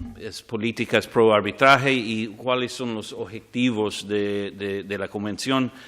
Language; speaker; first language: Spanish; non-native, fluent; English